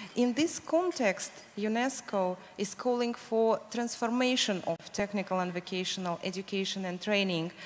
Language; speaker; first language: English; non-native, fluent; Russian